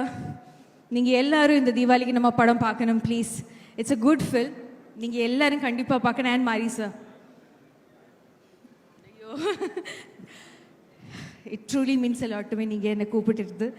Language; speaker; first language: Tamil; non-native, fluent; Malayalam